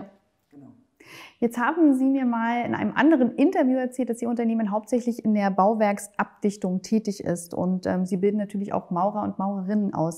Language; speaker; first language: German; native; German